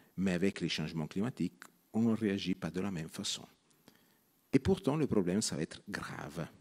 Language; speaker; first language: French; non-native, local second language; Italian